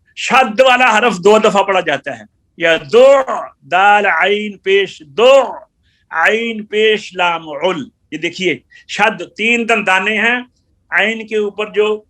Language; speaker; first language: Urdu; non-native, local second language; Punjabi